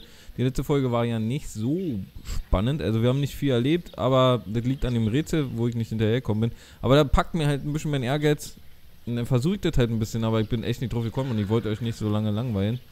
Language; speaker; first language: German; native; German